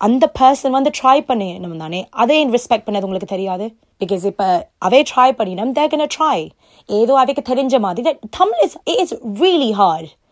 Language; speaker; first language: Tamil; early bilingual, heritage; Tamil